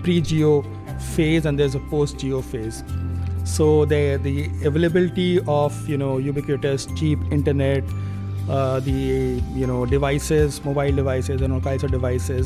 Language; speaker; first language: English; non-native, local second language; Hindi